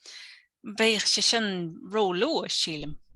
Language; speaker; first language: Irish; non-native, learner; English